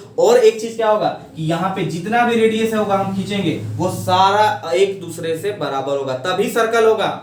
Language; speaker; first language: Hindi; native; Hindi